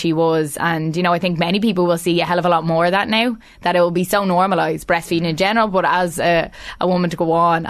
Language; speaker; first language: English; native; English